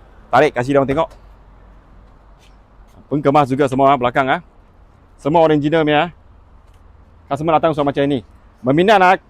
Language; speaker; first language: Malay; non-native, local second language; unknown